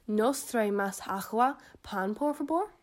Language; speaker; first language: Spanish; non-native, learner; English